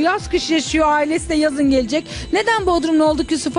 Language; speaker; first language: Turkish; native; Turkish